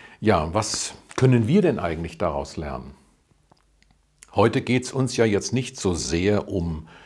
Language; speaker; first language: German; native; German